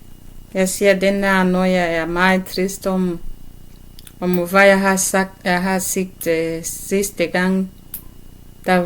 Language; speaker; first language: Danish; non-native, learner; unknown